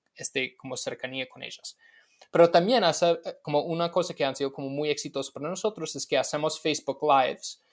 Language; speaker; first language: Spanish; non-native, fluent; English